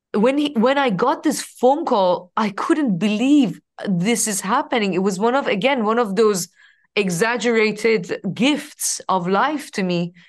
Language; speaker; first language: English; non-native, fluent; Persian